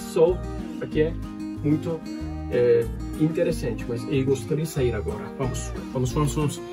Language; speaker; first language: Portuguese; non-native, learner; Turkish